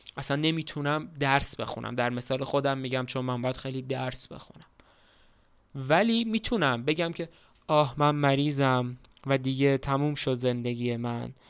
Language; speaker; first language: Persian; native; Persian